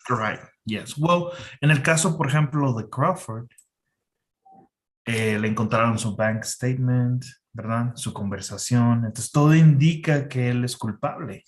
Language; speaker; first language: Spanish; non-native, fluent; English